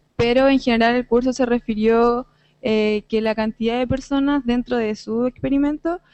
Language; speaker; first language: Spanish; native; Spanish